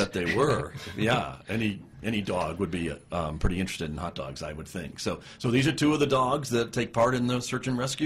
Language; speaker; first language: English; native; English